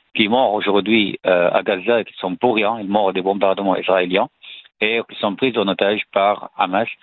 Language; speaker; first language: French; non-native, fluent; Arabic